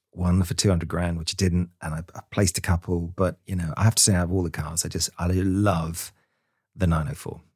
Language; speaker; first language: English; native; English